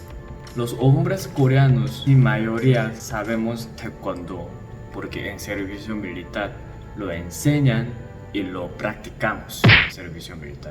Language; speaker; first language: Spanish; non-native, learner; Korean